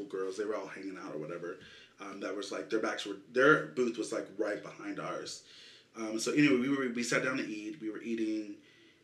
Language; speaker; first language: English; native; English